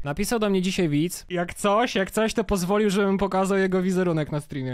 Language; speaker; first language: Polish; native; Polish